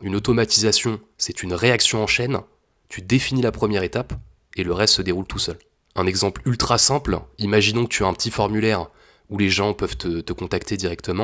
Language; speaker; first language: French; native; French